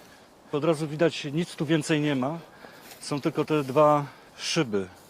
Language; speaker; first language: Polish; native; Polish